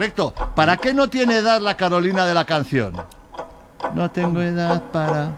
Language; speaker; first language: Spanish; native; Spanish